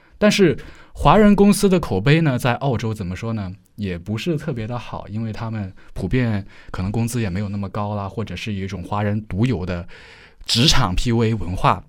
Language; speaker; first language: Chinese; native; Chinese